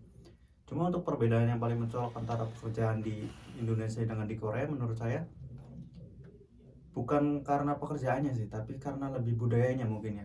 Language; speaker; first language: Indonesian; native; Indonesian